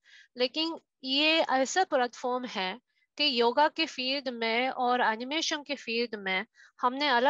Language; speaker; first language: Hindi; non-native, fluent; Japanese